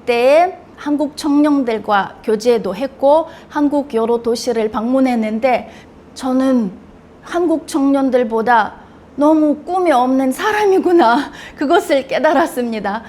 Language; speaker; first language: Korean; non-native, fluent; Russian